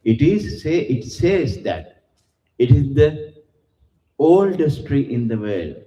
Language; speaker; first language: English; non-native, local second language; Sinhala